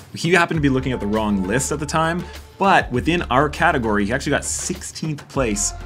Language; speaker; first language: English; native; English